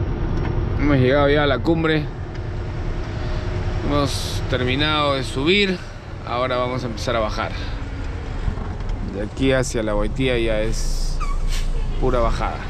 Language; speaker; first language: Spanish; native; Spanish